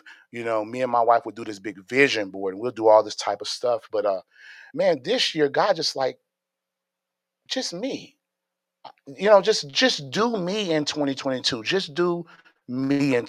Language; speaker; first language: English; native; English